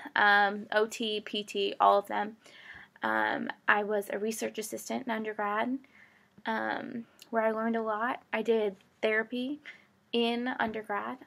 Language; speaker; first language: English; native; English